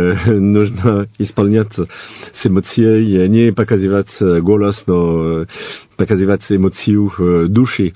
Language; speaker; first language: Russian; non-native, fluent; French